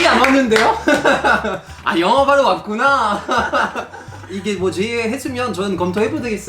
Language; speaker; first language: Korean; non-native, fluent; French